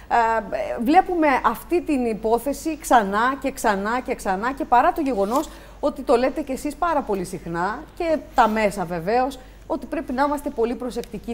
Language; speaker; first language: Greek; native; Greek